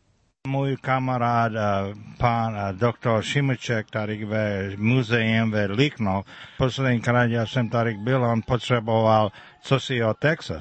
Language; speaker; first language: Czech; early bilingual, heritage; Czech